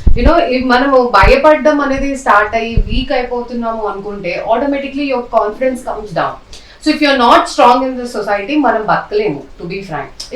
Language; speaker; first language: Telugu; non-native, local second language; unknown